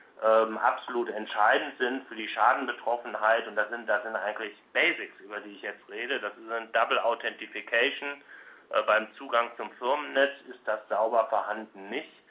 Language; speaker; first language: German; native; German